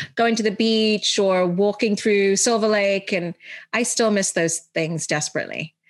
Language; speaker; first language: English; early bilingual, heritage; Arabic